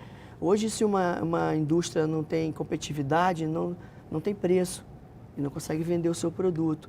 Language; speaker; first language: Portuguese; native; Portuguese